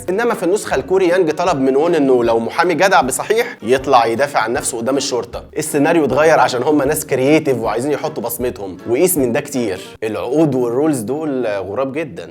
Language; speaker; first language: Arabic; native; Arabic